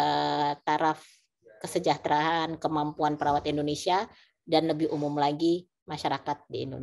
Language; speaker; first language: Indonesian; native; Indonesian